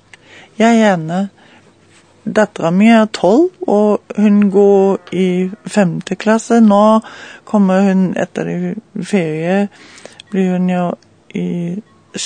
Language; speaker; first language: Norwegian; non-native, learner; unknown